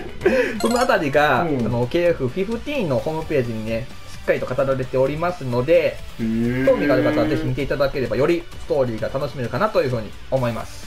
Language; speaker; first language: Japanese; native; Japanese